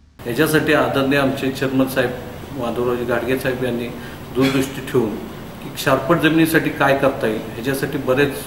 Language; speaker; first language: Marathi; native; Marathi